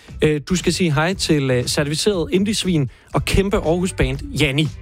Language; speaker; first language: Danish; native; Danish